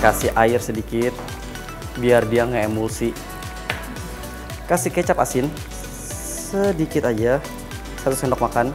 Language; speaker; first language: Indonesian; native; Indonesian